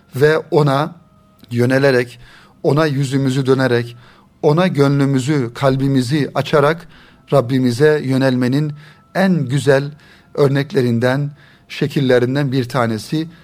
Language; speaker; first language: Turkish; native; Turkish